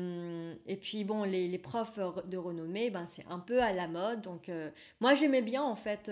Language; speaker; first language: French; non-native, fluent; Vietnamese